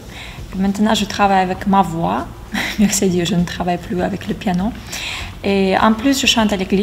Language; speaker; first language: French; non-native, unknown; Russian